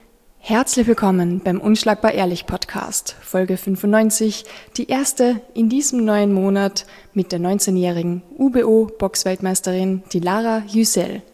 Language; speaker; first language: German; native; German